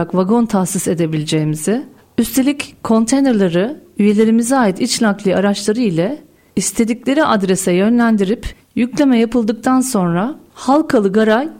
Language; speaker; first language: Turkish; native; Turkish